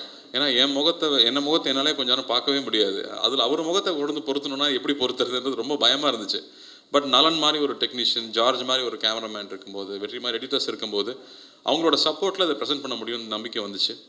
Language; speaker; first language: Tamil; native; Tamil